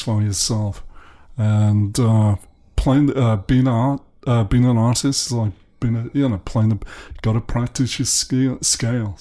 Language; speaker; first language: English; native; English